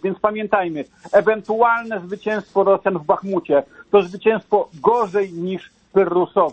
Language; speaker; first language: Polish; native; Polish